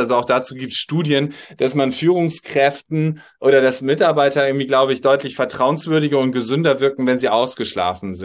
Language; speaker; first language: German; native; German